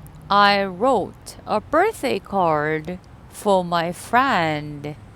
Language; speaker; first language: English; non-native, fluent; Korean